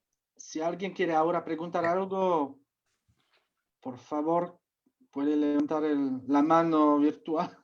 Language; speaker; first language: Spanish; non-native, fluent; Czech